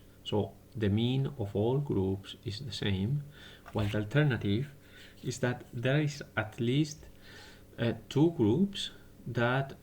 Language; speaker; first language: English; non-native, fluent; Spanish